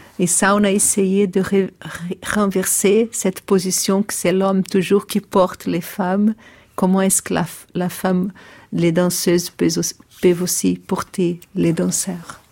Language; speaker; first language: French; non-native, fluent; Portuguese